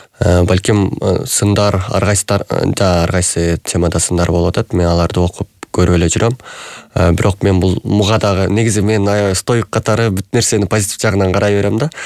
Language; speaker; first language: Kyrgyz; native; Kyrgyz